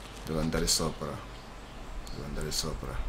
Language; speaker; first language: Italian; early bilingual, heritage; Italian